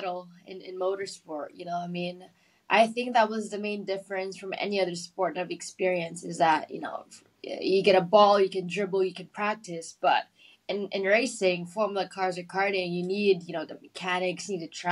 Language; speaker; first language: English; non-native, local second language; Filipino